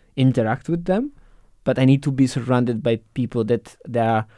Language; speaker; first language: English; non-native, fluent; Italian